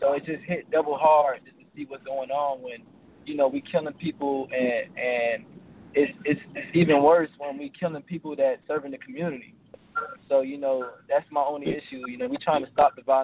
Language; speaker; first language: English; native; English